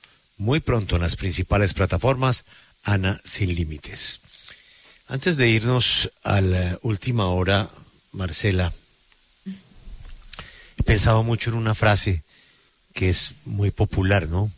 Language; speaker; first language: Spanish; native; Spanish